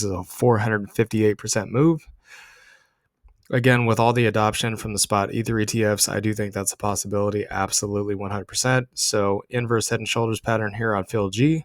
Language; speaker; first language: English; native; English